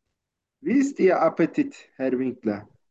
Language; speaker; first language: German; non-native, fluent; Turkish